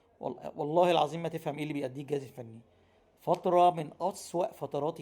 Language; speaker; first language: Arabic; native; Arabic